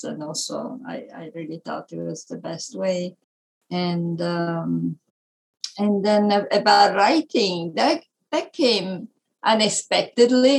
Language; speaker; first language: English; non-native, fluent; Italian